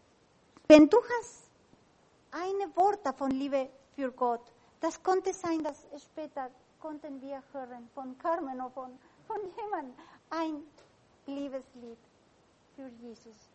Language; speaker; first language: German; non-native, learner; Spanish